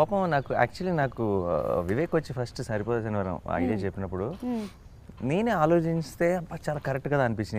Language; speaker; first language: Telugu; native; Telugu